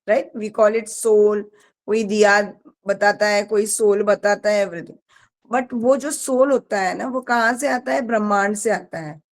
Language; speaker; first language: Hindi; non-native, local second language; Marathi